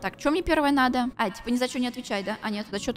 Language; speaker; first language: Russian; native; Russian